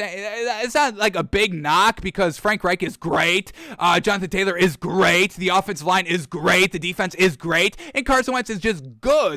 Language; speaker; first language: English; native; English